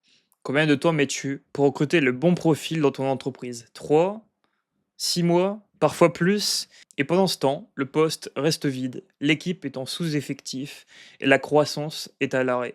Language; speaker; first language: French; native; French